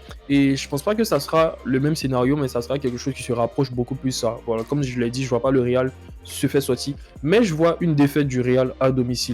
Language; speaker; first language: French; native; French